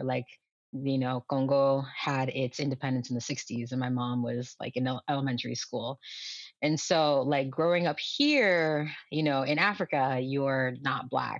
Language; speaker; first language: English; early bilingual, other home language; Lingala